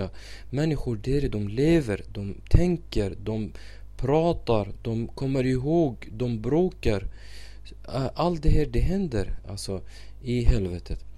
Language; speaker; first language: Swedish; non-native, fluent; Arabic